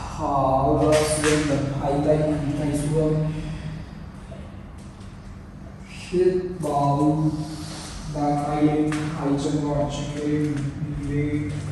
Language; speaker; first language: Vietnamese; non-native, learner; Hindi